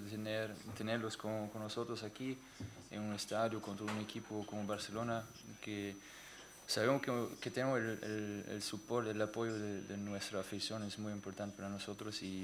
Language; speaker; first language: Spanish; non-native, learner; German